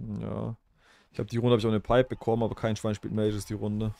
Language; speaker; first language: German; native; German